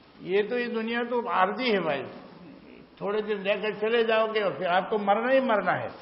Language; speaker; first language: Urdu; non-native, local second language; Gujarati